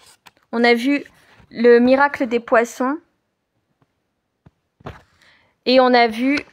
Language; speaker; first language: French; native; French